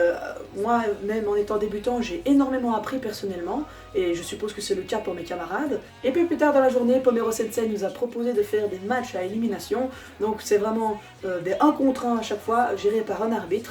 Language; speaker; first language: French; native; French